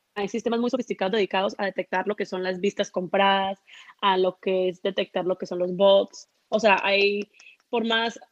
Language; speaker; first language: Spanish; early bilingual, heritage; Spanish